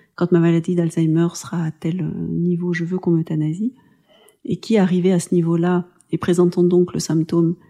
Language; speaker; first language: French; native; French